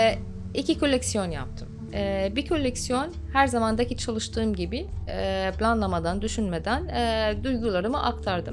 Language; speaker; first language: Turkish; non-native, fluent; Arabic